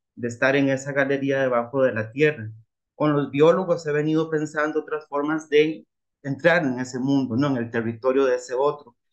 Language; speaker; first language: Spanish; native; Spanish